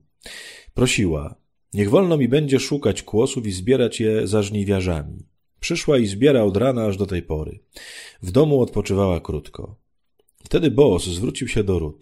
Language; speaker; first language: Polish; native; Polish